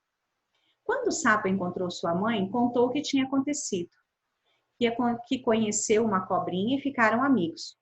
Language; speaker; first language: Portuguese; native; Portuguese